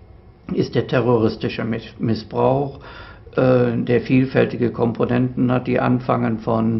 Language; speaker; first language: German; native; German